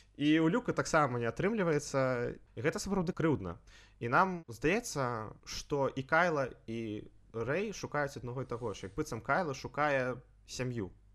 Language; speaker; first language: Belarusian; non-native, local second language; Russian